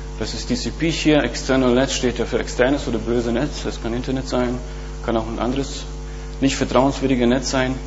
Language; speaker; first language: German; non-native, fluent; Bosnian